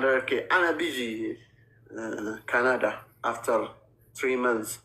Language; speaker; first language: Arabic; non-native, learner; Amharic